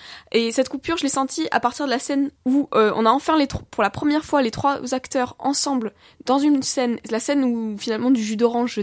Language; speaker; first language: French; native; French